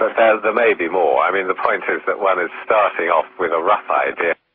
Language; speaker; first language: English; native; English